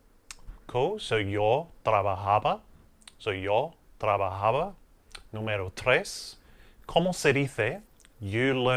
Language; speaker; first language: Spanish; non-native, fluent; English